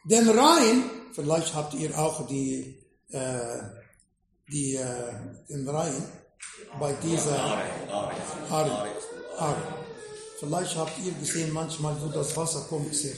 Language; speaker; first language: German; non-native, fluent; Arabic